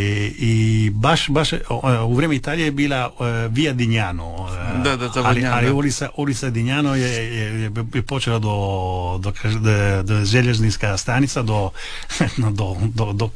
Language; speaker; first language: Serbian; early bilingual, heritage; Italian